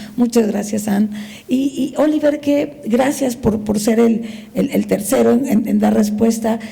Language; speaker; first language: Spanish; native; Spanish